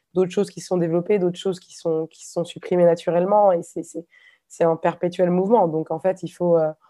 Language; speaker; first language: French; native; French